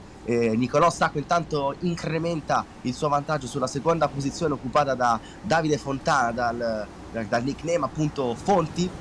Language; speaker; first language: Italian; native; Italian